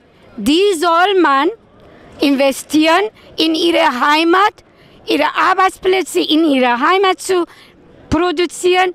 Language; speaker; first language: German; non-native, fluent; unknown